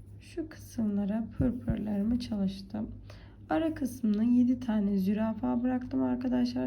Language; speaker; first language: Turkish; native; Turkish